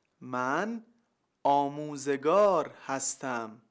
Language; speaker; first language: Persian; non-native, learner; Arabic